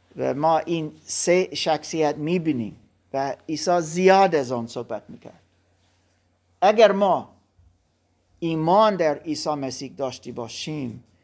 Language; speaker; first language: Persian; non-native, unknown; German